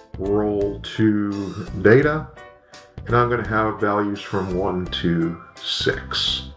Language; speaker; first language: English; native; English